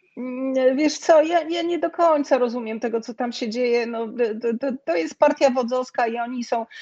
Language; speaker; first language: Polish; native; Polish